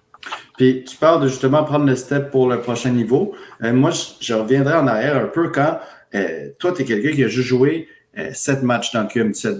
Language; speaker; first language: French; native; French